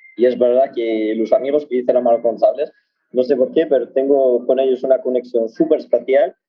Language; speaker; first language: Spanish; early bilingual, other home language; Arabic